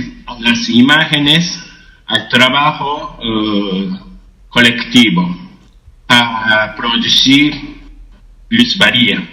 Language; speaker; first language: Spanish; non-native, fluent; Japanese